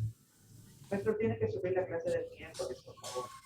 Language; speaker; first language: Spanish; native; Spanish